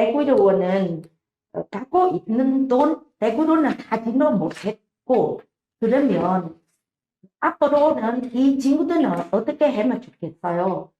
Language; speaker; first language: Korean; non-native, learner; Vietnamese